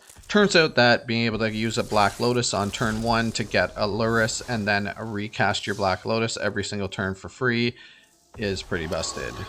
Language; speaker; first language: English; native; English